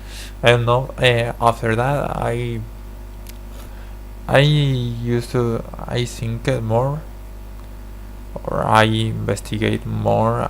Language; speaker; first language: English; non-native, learner; Spanish